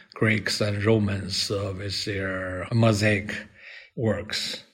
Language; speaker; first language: English; non-native, fluent; Chinese